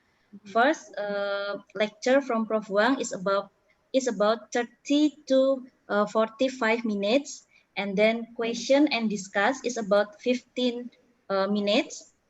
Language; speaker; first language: English; non-native, learner; Indonesian